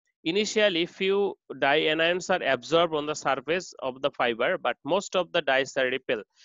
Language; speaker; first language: English; non-native, local second language; Bangla